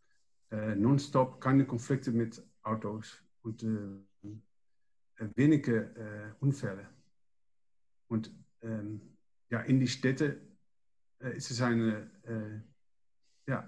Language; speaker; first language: German; non-native, learner; Dutch